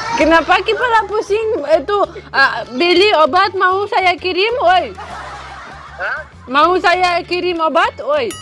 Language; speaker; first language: Indonesian; non-native, learner; Russian